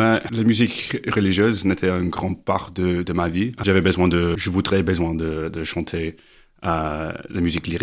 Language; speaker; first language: French; non-native, learner; English